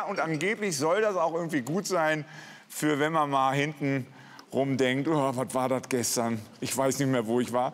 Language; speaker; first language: German; native; German